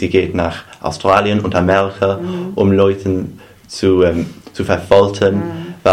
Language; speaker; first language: German; non-native, fluent; English